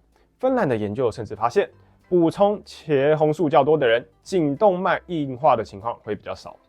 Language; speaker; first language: Chinese; native; Chinese